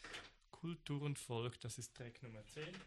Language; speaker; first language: German; native; German